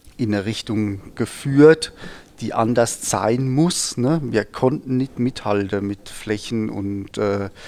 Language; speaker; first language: German; native; German